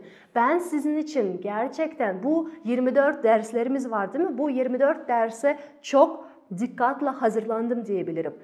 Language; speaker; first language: Turkish; non-native, fluent; Kazakh